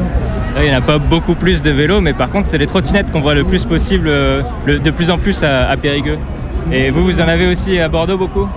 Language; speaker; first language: French; native; French